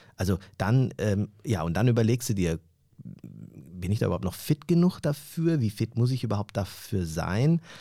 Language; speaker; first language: German; early bilingual, other home language; Turkish